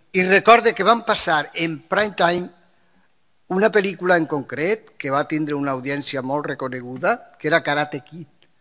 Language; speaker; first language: Catalan; non-native, local second language; Spanish